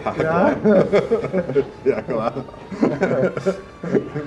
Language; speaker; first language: German; non-native, learner; Spanish